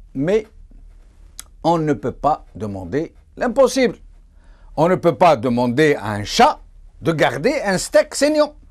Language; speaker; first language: French; non-native, local second language; Arabic